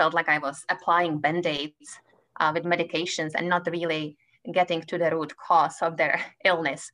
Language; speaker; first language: English; non-native, fluent; Czech